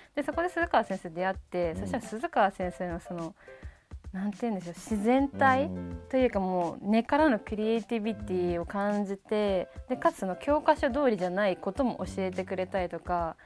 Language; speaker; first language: Japanese; native; Japanese